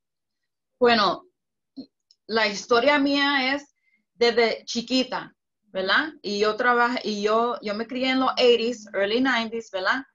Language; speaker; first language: Spanish; early bilingual, heritage; Spanish